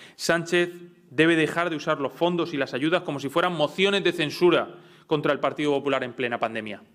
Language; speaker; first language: Spanish; native; Spanish